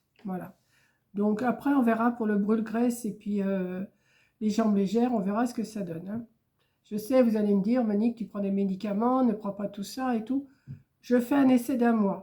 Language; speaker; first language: French; native; French